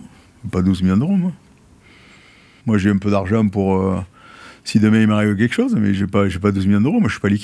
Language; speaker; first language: French; native; French